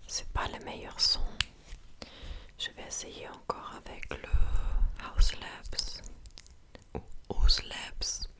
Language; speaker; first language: French; non-native, fluent; English